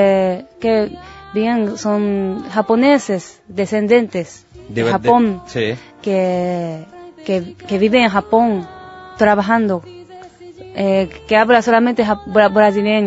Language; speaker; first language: Spanish; non-native, learner; Japanese